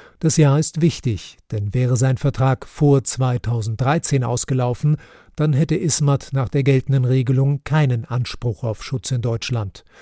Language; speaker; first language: German; native; German